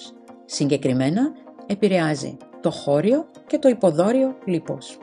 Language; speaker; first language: Greek; native; Greek